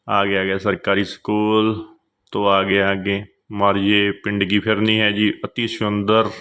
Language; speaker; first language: Hindi; non-native, local second language; Punjabi